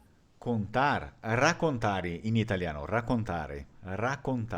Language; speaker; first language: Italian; non-native, fluent; Portuguese